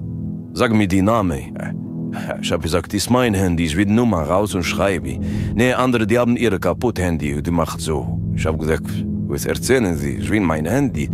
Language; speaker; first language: German; non-native, learner; French